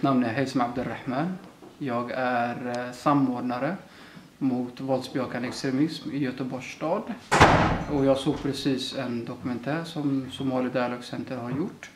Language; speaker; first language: Swedish; early bilingual, other home language; Somali